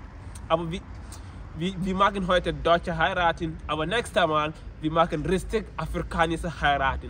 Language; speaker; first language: German; non-native, learner; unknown